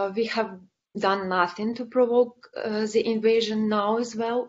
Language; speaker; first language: English; non-native, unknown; Ukrainian